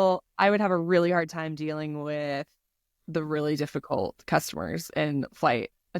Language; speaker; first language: English; native; English